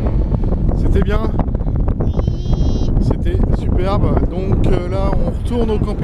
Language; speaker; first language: French; native; French